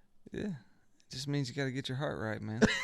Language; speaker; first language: English; native; English